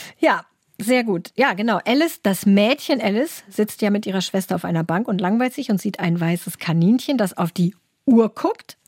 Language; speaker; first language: German; native; German